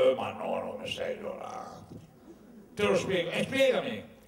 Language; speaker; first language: Italian; native; Italian